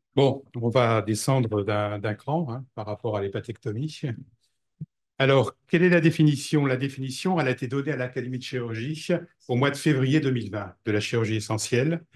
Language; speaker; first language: French; native; French